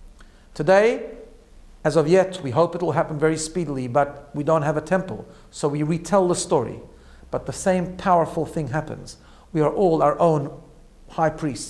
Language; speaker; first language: English; native; English